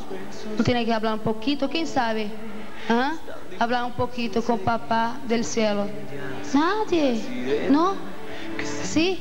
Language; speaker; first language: Spanish; non-native, fluent; Portuguese